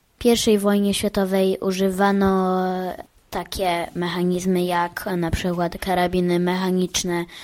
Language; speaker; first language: Polish; early bilingual, heritage; Polish